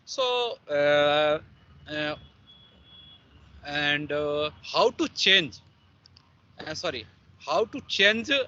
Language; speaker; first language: English; non-native, learner; Hindi